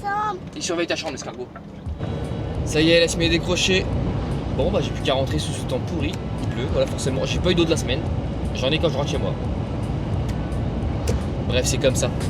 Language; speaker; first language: French; native; French